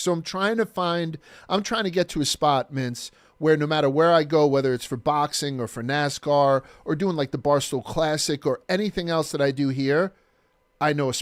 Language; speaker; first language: English; native; English